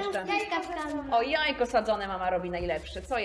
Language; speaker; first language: Polish; native; Polish